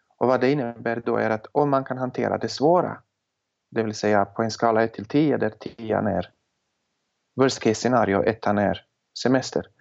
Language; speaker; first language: Swedish; non-native, fluent; Serbian